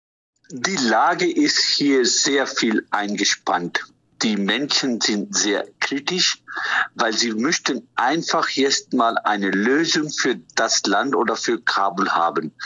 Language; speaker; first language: German; non-native, fluent; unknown